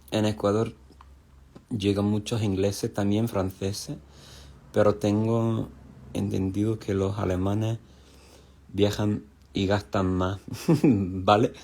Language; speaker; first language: Spanish; non-native, fluent; English